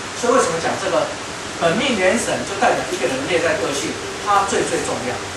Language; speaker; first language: Chinese; native; Chinese